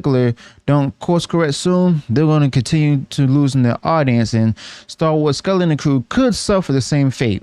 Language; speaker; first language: English; native; English